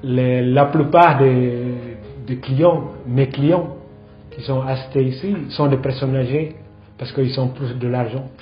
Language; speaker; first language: French; non-native, fluent; Indonesian